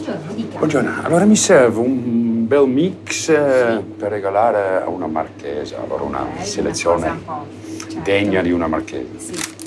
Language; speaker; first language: Italian; non-native, fluent; Dutch